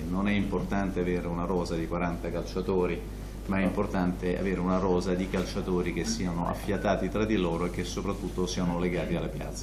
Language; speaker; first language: Italian; native; Italian